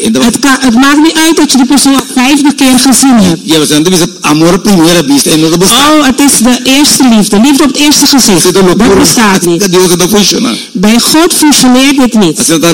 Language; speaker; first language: Dutch; non-native, local second language; Papiamento